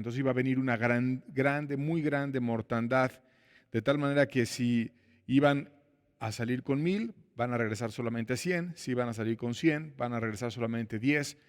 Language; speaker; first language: Spanish; native; Spanish